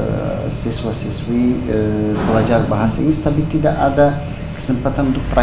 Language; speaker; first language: Indonesian; non-native, fluent; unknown